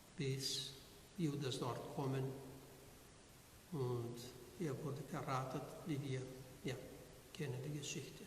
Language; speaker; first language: German; non-native, learner; Portuguese